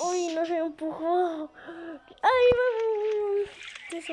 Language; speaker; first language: Spanish; early bilingual, heritage; Spanish